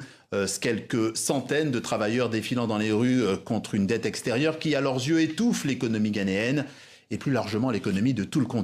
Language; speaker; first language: French; native; French